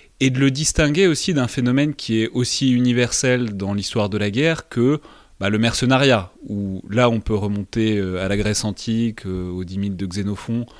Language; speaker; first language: French; native; French